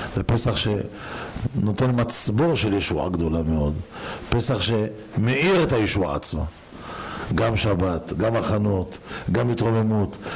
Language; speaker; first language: Hebrew; native; Hebrew